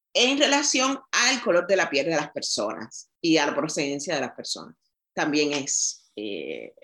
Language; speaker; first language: Spanish; native; Spanish